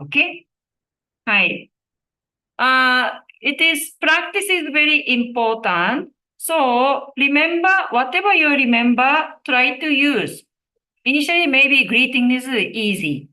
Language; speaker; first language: English; non-native, learner; Japanese